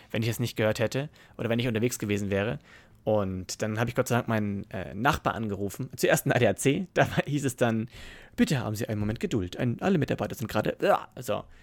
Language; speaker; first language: German; native; German